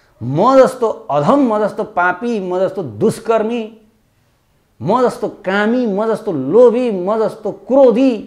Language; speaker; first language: Nepali; native; Nepali